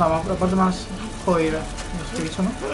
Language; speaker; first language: Spanish; native; Spanish